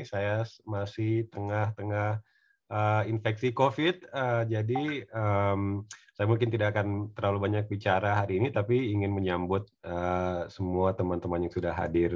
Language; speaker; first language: Indonesian; non-native, fluent; English